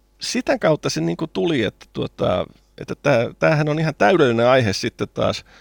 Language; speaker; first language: Finnish; native; Finnish